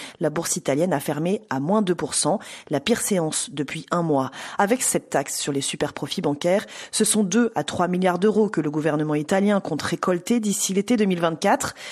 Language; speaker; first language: French; native; French